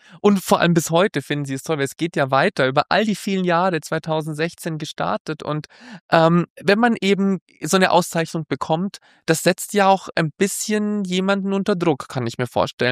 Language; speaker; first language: German; native; German